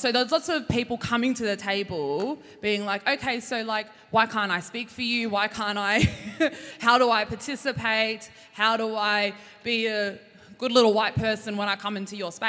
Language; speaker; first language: English; native; English